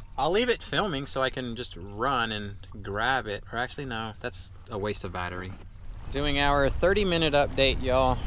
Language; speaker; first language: English; native; English